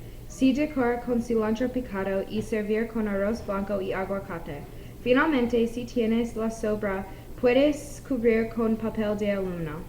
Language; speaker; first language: Spanish; non-native, learner; English